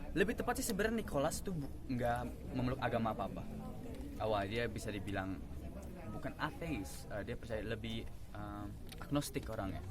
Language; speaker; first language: Indonesian; native; Indonesian